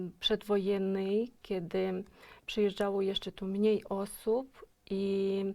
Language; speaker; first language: Polish; non-native, fluent; Ukrainian